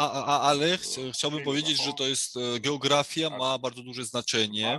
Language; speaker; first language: Polish; non-native, fluent; Georgian